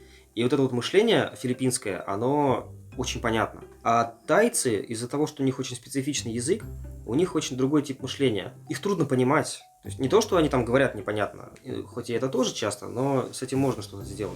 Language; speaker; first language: Russian; native; Russian